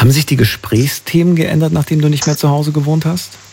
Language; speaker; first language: German; native; German